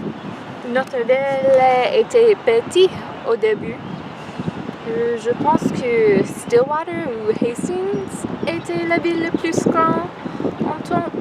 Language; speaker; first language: French; non-native, learner; English